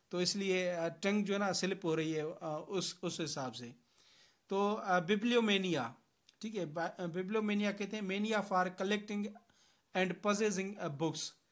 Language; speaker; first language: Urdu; non-native, local second language; Sindhi